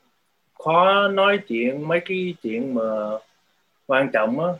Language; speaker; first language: Vietnamese; early bilingual, heritage; Vietnamese